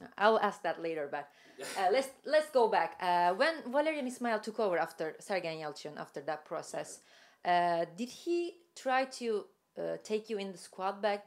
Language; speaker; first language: English; non-native, fluent; Turkish